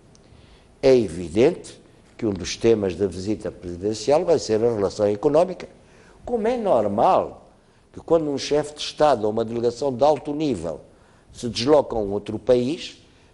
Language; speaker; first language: Portuguese; native; Portuguese